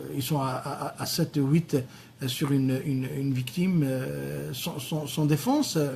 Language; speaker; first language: French; non-native, local second language; Arabic